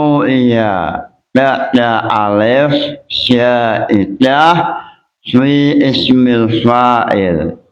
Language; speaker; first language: Arabic; non-native, fluent; Indonesian